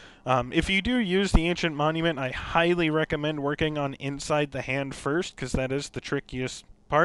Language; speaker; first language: English; native; English